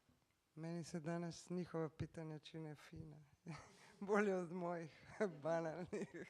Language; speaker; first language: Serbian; non-native, fluent; Slovenian